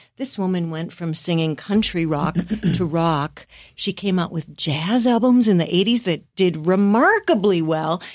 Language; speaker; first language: English; native; English